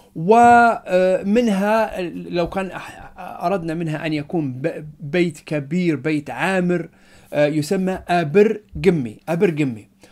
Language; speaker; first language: Arabic; non-native, local second language; Berber languages